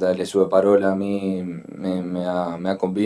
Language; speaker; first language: Italian; non-native, fluent; Spanish